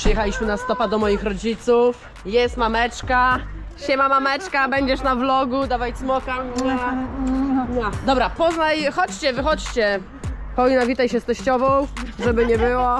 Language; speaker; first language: Polish; native; Polish